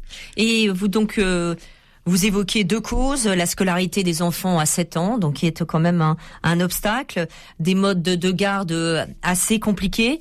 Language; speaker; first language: French; native; French